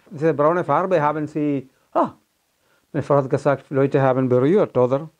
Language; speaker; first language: German; non-native, fluent; Malayalam